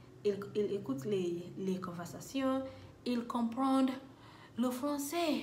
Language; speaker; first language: French; non-native, learner; English